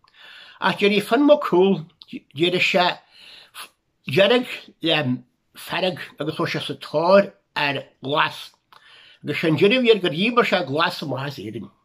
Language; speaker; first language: Irish; native; Irish